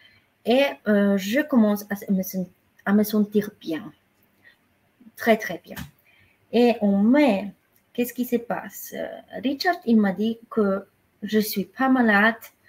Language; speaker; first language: French; non-native, fluent; Polish